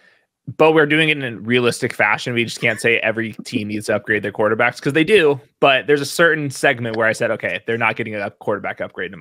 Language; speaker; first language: English; native; English